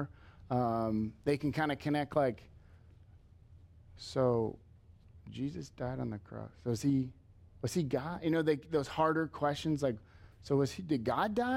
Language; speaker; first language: English; native; English